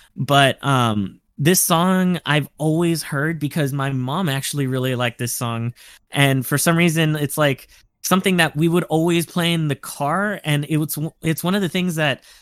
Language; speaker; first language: English; early bilingual, other home language; Spanish